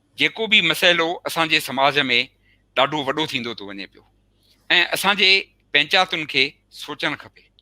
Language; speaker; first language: Sindhi; early bilingual, heritage; Sindhi